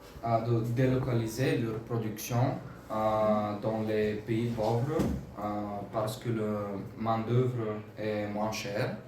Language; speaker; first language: French; non-native, learner; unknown